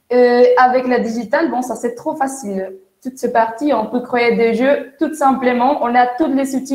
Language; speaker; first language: French; non-native, fluent; Spanish